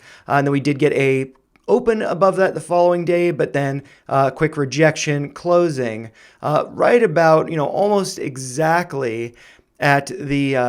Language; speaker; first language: English; native; English